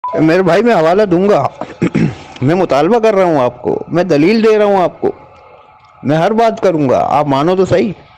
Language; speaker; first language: Urdu; native; Urdu